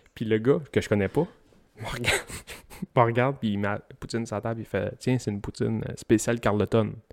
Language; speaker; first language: French; native; French